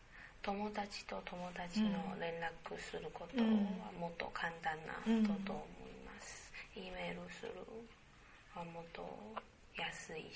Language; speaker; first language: Japanese; non-native, learner; Chinese